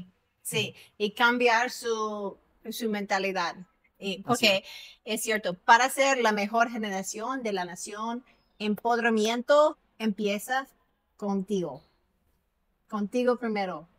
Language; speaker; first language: Spanish; non-native, fluent; English